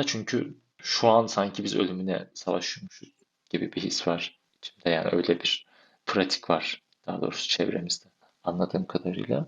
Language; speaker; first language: Turkish; native; Turkish